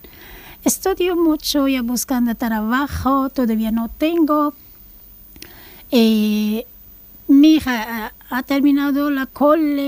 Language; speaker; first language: Spanish; non-native, learner; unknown